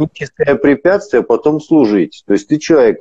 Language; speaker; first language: Russian; native; Russian